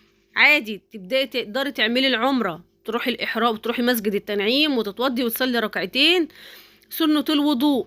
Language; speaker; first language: Arabic; native; Arabic